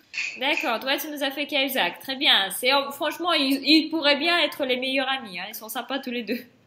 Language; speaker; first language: French; non-native, fluent; Russian